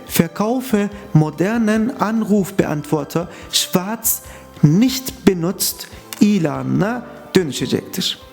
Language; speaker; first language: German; non-native, fluent; Turkish